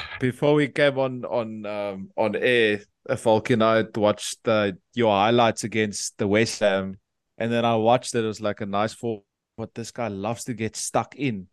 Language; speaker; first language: English; non-native, local second language; Afrikaans